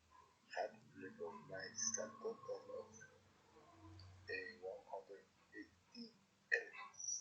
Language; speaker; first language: English; non-native, learner; Spanish